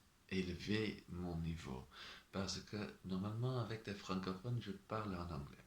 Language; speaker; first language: French; non-native, learner; Dutch